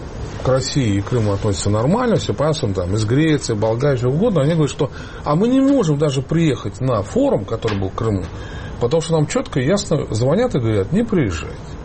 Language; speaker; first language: Russian; native; Russian